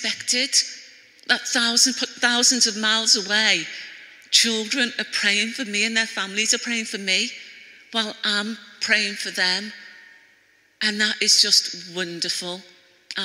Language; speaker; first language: English; native; English